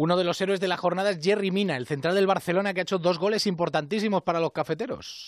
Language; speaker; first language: Spanish; native; Spanish